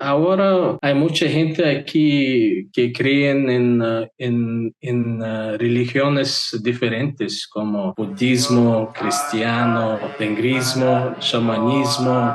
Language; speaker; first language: Spanish; non-native, learner; Mongolian